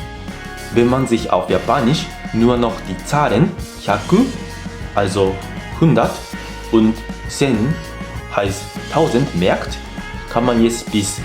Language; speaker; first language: German; non-native, fluent; Japanese